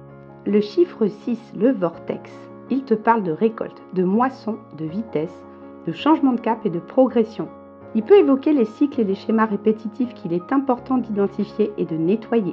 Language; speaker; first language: French; native; French